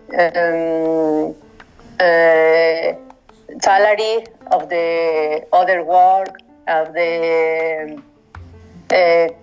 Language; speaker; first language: English; non-native, learner; Spanish